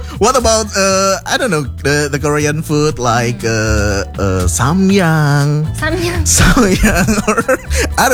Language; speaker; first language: English; non-native, fluent; Indonesian